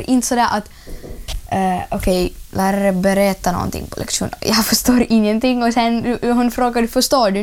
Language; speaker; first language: Swedish; non-native, learner; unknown